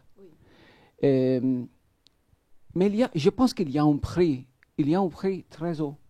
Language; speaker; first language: French; non-native, fluent; Maltese